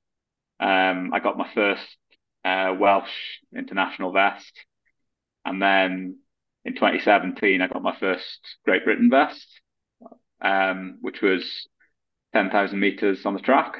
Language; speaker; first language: English; native; English